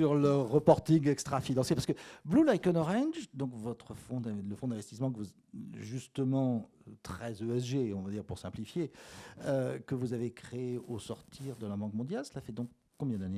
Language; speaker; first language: French; native; French